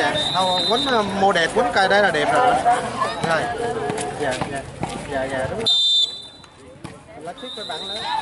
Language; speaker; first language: Vietnamese; native; Vietnamese